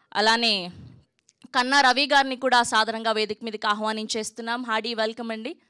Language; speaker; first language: Telugu; native; Telugu